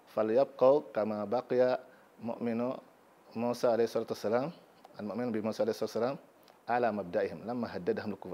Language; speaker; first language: Arabic; non-native, fluent; Yoruba